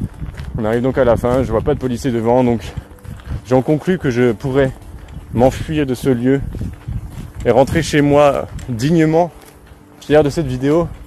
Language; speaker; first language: French; native; French